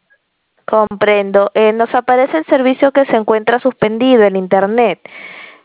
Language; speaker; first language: Spanish; native; Spanish